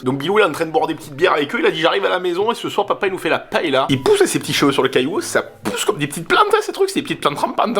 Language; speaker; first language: French; native; French